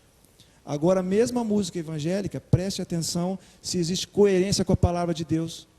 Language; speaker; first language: Portuguese; native; Portuguese